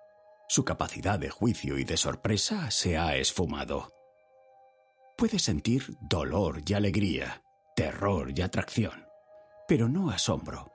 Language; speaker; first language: Spanish; native; Spanish